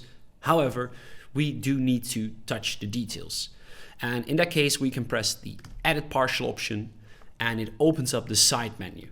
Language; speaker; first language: English; non-native, fluent; Dutch